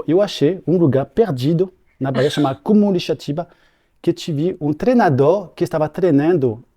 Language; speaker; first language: Portuguese; non-native, fluent; French